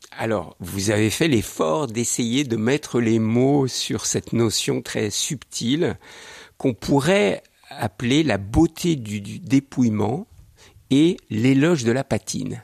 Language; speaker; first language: French; native; French